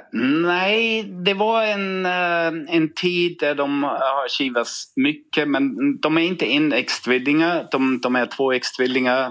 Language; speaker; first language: Swedish; non-native, fluent; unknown